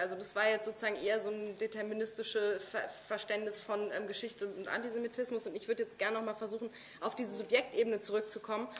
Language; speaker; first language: German; native; German